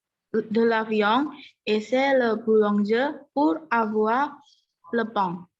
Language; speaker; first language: French; non-native, learner; Indonesian